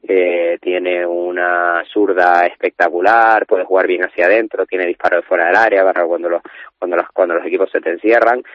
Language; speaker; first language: Spanish; native; Spanish